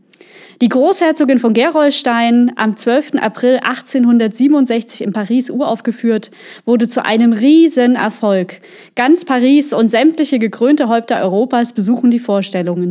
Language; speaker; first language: German; native; German